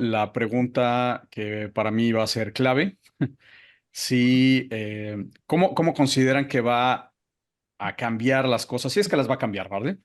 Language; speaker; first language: Spanish; native; Spanish